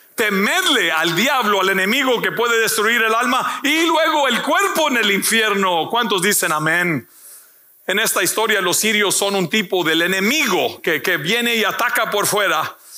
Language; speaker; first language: Spanish; early bilingual, heritage; Spanish